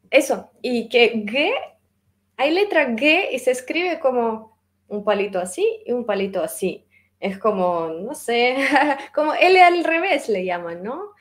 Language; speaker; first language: Spanish; non-native, fluent; Russian